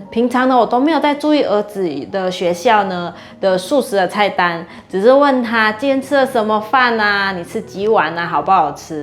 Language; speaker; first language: Chinese; native; Chinese